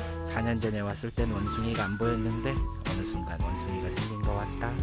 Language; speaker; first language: Korean; native; Korean